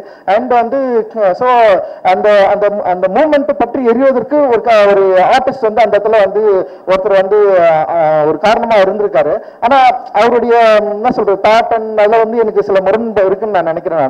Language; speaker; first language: Tamil; native; Tamil